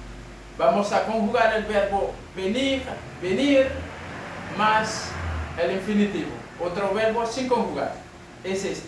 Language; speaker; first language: Spanish; non-native, learner; French